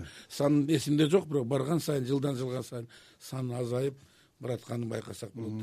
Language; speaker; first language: Kyrgyz; native; Kyrgyz